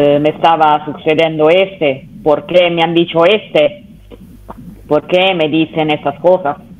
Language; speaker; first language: Spanish; non-native, fluent; Italian